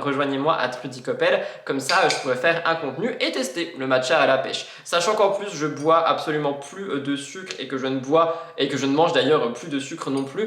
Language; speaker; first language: French; native; French